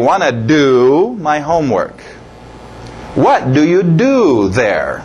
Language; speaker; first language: English; non-native, fluent; Portuguese